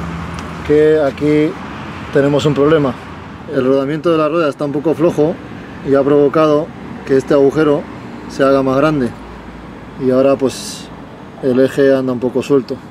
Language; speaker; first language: Spanish; native; Spanish